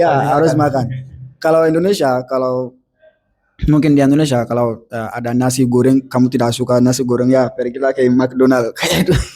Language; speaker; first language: Indonesian; non-native, learner; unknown